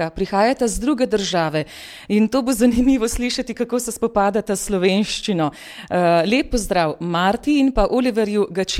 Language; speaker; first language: Slovenian; native; Slovenian